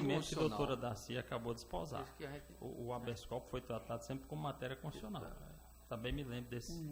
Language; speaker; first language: Portuguese; native; Portuguese